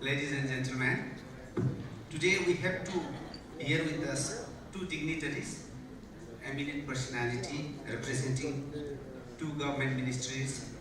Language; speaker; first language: English; non-native, local second language; Nepali